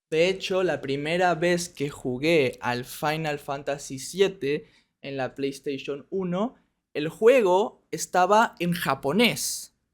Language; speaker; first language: Spanish; native; Spanish